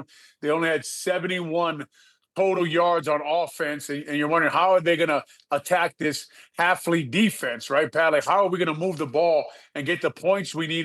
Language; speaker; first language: English; native; English